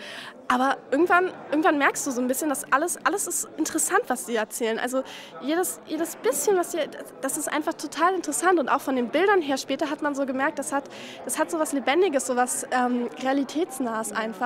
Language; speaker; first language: German; native; German